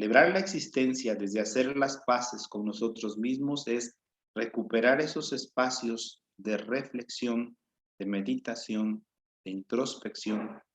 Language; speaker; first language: Spanish; native; Spanish